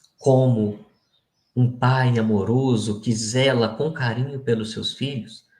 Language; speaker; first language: Portuguese; native; Portuguese